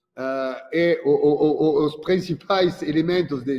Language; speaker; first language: Portuguese; non-native, fluent; French